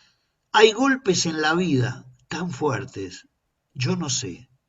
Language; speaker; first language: Spanish; native; Spanish